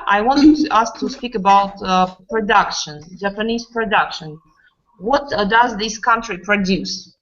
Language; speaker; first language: English; non-native, fluent; Russian